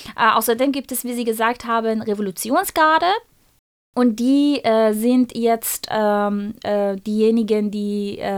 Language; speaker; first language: German; non-native, fluent; Persian